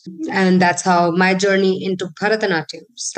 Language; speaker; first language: English; non-native, local second language; Hindi